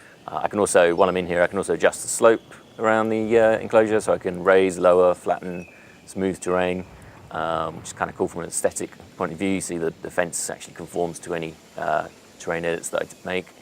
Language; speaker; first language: English; native; English